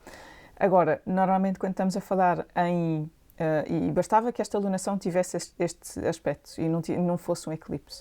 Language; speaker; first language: Portuguese; native; Portuguese